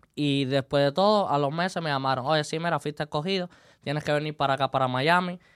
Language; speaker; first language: Spanish; native; Spanish